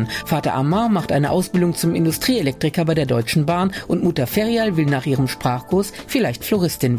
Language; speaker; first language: German; native; German